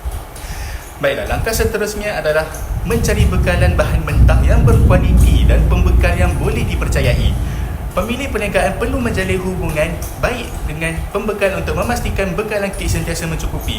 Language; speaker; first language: Malay; native; Malay